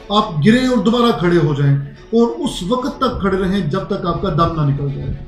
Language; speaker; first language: Urdu; non-native, local second language; Punjabi